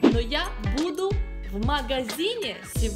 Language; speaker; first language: Russian; non-native, fluent; Spanish